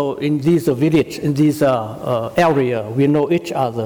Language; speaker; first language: English; non-native, learner; Vietnamese